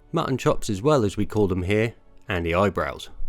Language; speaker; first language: English; native; English